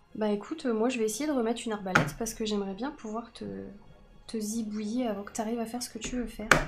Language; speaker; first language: French; native; French